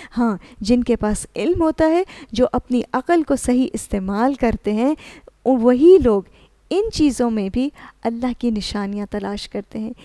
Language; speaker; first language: Urdu; native; Urdu